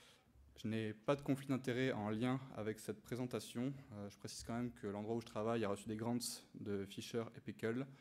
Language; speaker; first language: French; native; French